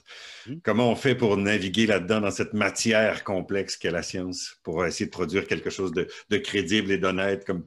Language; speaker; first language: French; native; French